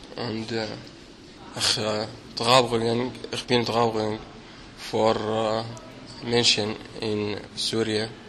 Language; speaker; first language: German; non-native, learner; Arabic